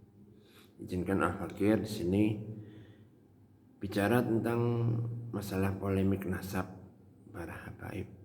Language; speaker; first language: Indonesian; native; Indonesian